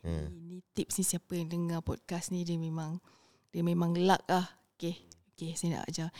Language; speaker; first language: Malay; native; Malay